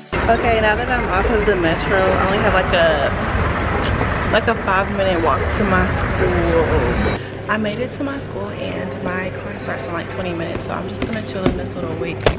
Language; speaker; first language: English; native; English